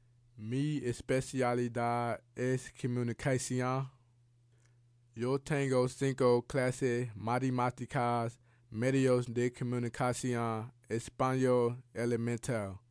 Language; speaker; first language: Spanish; non-native, learner; English